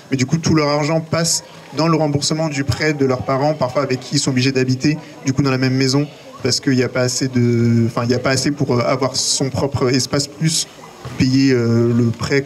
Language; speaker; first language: French; native; French